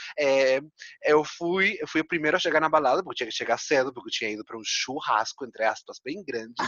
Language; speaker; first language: Portuguese; non-native, fluent; Spanish